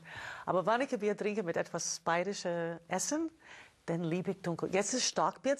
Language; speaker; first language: German; non-native, fluent; English